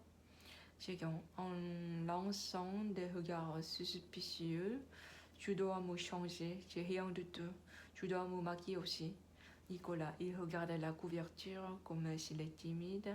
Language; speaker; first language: French; non-native, learner; Korean